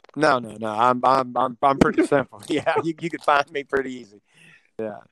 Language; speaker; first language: English; native; English